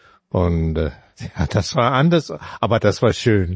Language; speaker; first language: German; non-native, fluent; Danish